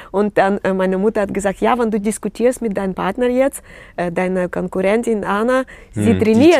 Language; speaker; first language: German; non-native, fluent; Russian